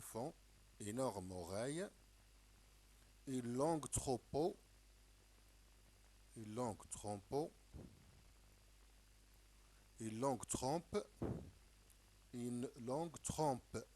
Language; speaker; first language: French; non-native, local second language; Arabic